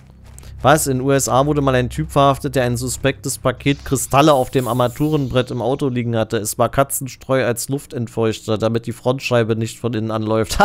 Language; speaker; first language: German; native; German